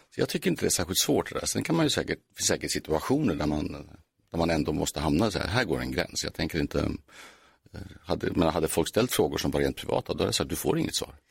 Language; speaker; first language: Swedish; native; Swedish